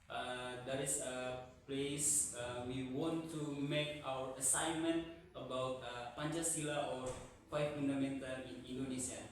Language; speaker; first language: English; non-native, learner; Indonesian